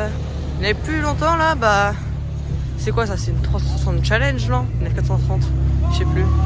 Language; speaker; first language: French; native; French